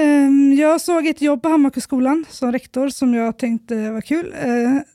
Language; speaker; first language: Swedish; native; Swedish